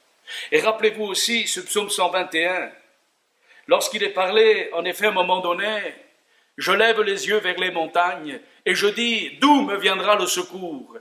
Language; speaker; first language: French; native; French